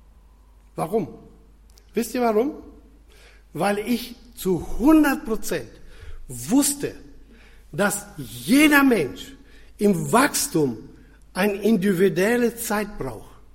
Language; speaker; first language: German; non-native, fluent; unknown